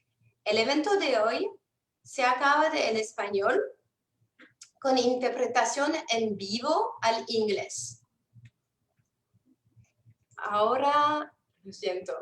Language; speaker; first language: Spanish; non-native, fluent; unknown